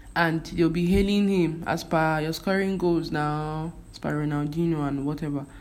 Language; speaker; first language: English; non-native, local second language; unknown